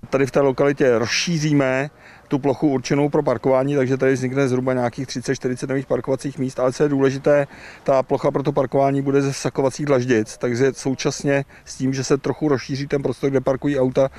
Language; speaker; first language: Czech; native; Czech